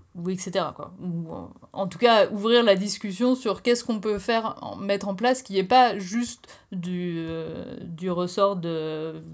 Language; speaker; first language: French; native; French